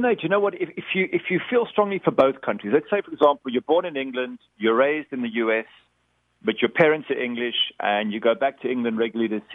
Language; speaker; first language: English; native; English